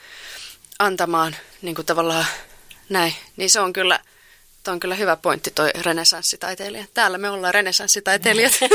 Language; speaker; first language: Finnish; native; Finnish